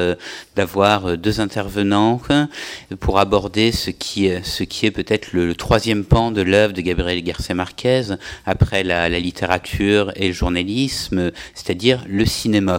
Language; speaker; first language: French; native; French